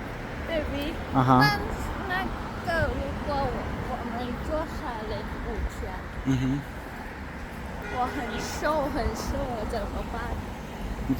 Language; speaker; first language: Chinese; non-native, learner; Mongolian